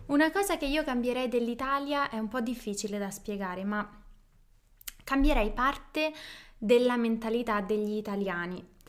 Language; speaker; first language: Italian; native; Italian